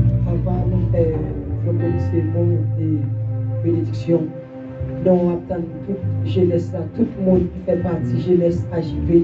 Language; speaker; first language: French; non-native, learner; Haitian Creole